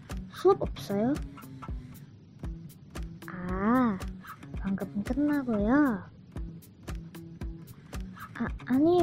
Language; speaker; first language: Korean; non-native, learner; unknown